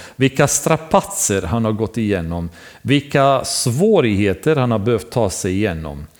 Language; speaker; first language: Swedish; non-native, fluent; Romanian